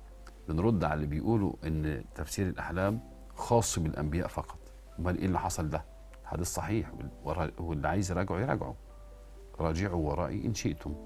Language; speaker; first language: Arabic; native; Arabic